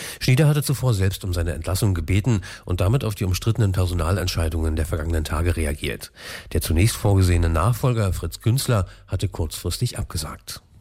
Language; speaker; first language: German; native; German